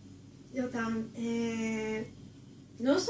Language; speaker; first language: Spanish; non-native, learner; Japanese